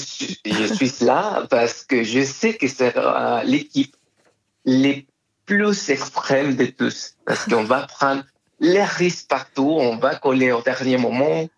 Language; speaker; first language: French; non-native, fluent; Spanish